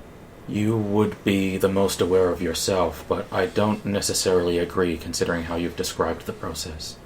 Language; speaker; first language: English; native; English